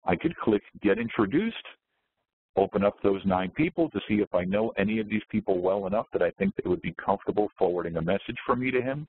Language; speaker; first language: English; native; English